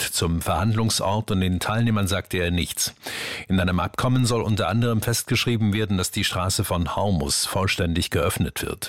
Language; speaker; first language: German; native; German